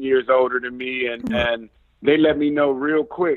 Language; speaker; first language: English; native; English